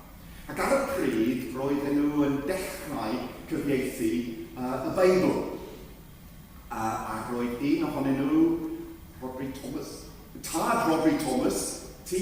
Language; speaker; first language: Welsh; non-native, fluent; English